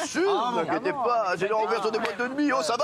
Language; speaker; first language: French; native; French